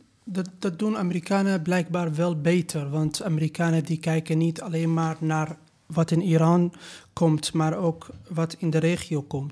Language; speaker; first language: Dutch; non-native, fluent; Persian